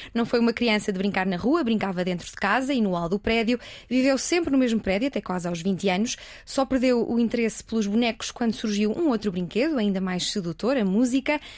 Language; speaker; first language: Portuguese; native; Portuguese